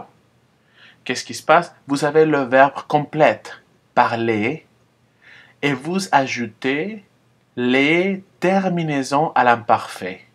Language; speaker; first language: French; non-native, fluent; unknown